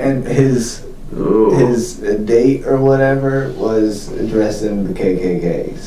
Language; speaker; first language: English; native; English